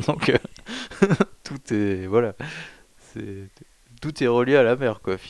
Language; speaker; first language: French; native; French